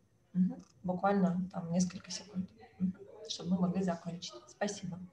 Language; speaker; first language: Russian; native; Russian